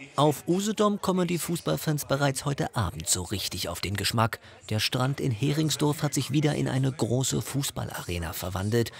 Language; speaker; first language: German; native; German